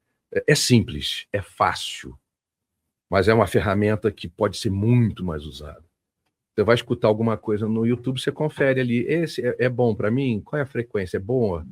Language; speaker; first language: Portuguese; native; Portuguese